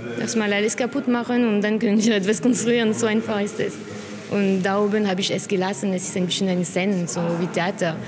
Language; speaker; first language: German; non-native, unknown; French